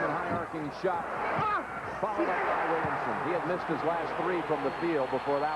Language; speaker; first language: English; native; English